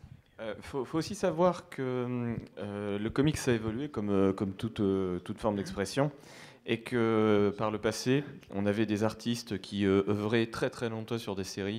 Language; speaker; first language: French; native; French